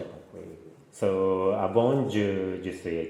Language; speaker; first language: French; non-native, learner; Japanese